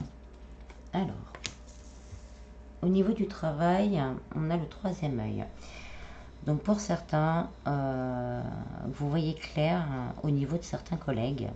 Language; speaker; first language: French; native; French